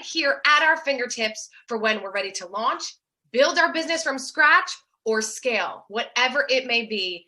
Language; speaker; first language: English; native; English